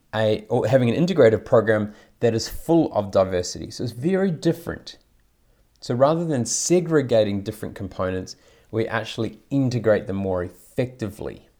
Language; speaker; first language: English; native; English